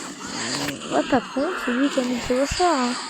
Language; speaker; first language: French; native; French